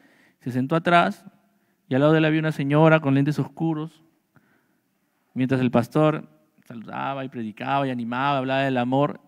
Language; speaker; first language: Spanish; native; Spanish